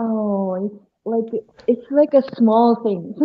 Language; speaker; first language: English; non-native, learner; Japanese